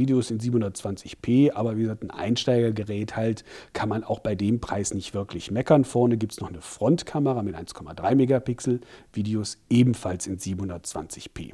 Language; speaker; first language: German; native; German